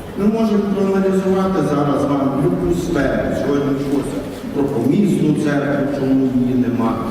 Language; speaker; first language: Ukrainian; native; Ukrainian